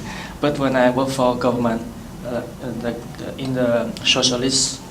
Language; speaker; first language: English; non-native, learner; Vietnamese